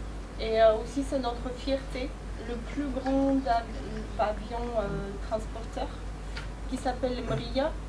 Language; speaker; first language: French; non-native, fluent; Ukrainian